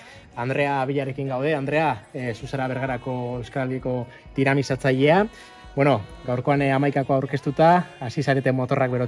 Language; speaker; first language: Basque; native; Basque